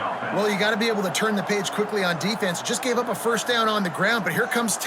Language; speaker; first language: English; native; English